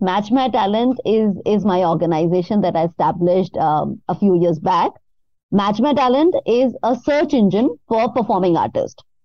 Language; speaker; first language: English; non-native, local second language; Hindi